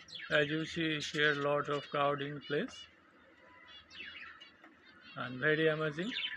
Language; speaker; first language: English; non-native, local second language; Bangla